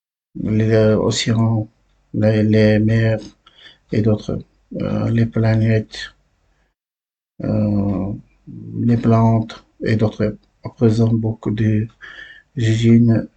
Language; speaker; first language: French; non-native, learner; Uzbek